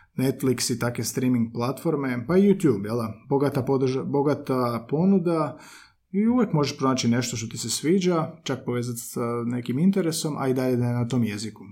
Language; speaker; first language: Croatian; native; Croatian